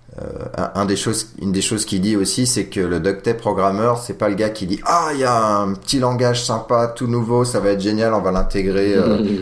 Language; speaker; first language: French; native; French